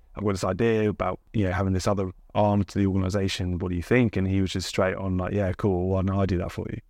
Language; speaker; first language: English; native; English